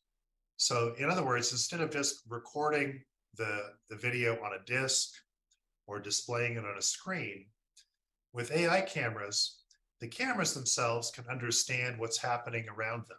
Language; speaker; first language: English; native; English